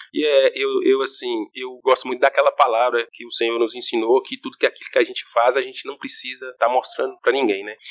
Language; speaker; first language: Portuguese; native; Portuguese